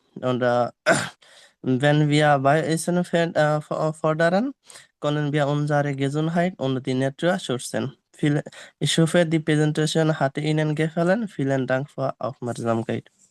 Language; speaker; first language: German; non-native, learner; Bangla